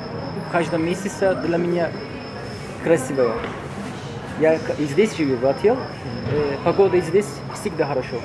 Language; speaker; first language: Russian; non-native, local second language; Turkish